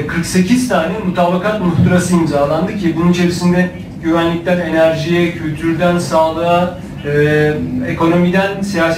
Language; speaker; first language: Turkish; native; Turkish